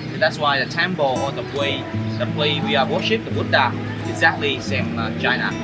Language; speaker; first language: English; non-native, learner; Vietnamese